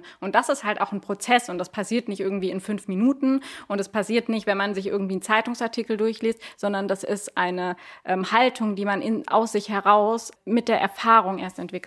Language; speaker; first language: German; native; German